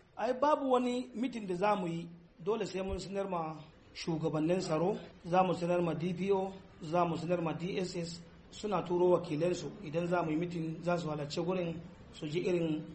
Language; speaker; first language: Hausa; non-native, local second language; Fula